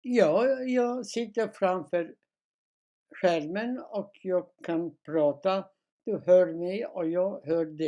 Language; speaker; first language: Swedish; non-native, fluent; Polish